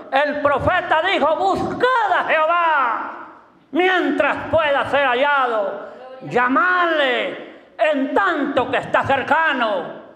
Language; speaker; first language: Spanish; native; Spanish